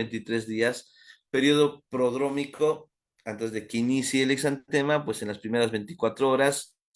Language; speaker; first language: Spanish; native; Spanish